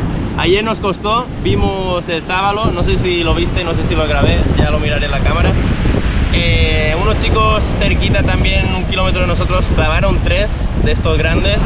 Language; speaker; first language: Spanish; native; Spanish